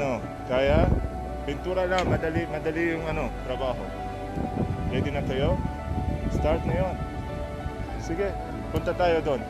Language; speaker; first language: Filipino; non-native, learner; Arabic